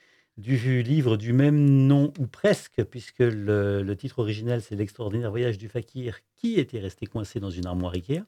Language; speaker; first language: French; native; French